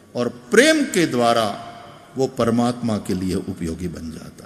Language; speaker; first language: Hindi; non-native, local second language; Gujarati